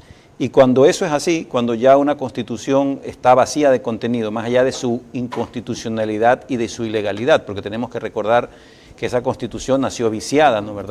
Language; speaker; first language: Spanish; native; Spanish